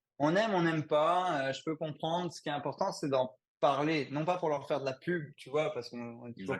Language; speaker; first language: French; native; French